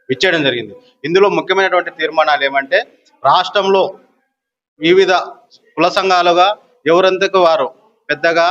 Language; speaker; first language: Telugu; non-native, local second language; Lambadi